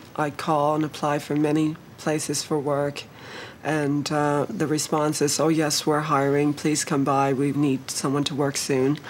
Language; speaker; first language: English; early bilingual, other home language; Vietnamese